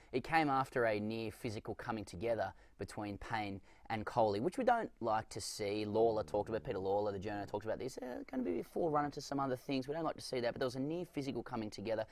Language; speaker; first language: English; native; English